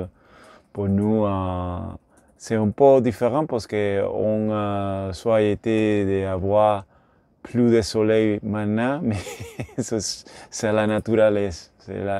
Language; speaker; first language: French; non-native, learner; Spanish